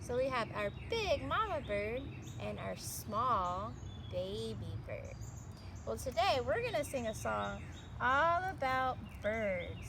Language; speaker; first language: English; native; English